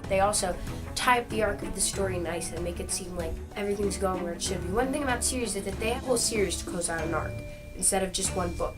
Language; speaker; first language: English; native; English